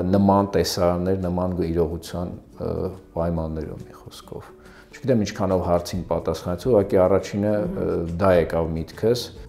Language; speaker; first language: Armenian; early bilingual, other home language; Russian